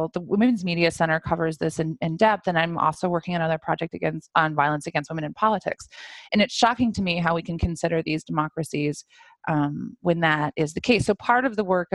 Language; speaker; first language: English; native; English